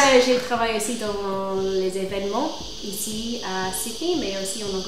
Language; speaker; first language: French; non-native, fluent; English